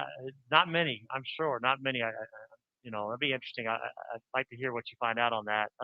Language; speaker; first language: English; native; English